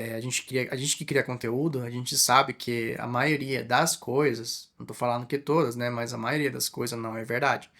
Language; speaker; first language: Portuguese; non-native, fluent; Spanish